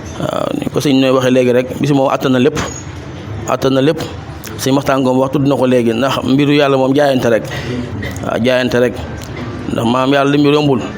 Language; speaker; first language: Wolof; native; Wolof